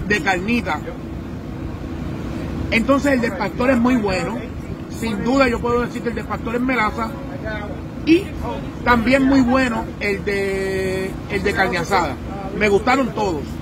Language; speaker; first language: Spanish; native; Spanish